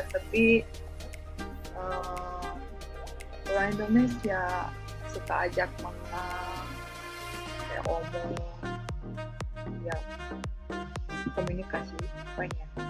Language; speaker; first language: Indonesian; non-native, learner; Japanese